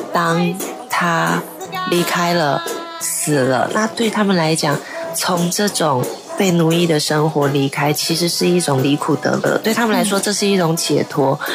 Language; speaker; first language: Chinese; non-native, local second language; Hakka Chinese